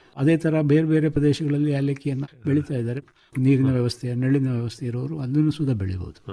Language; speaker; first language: Kannada; native; Kannada